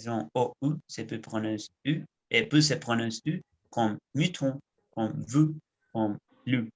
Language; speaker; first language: French; non-native, learner; Spanish